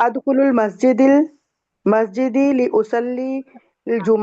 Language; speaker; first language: Arabic; non-native, learner; Urdu